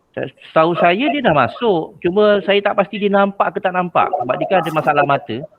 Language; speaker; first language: Malay; native; Malay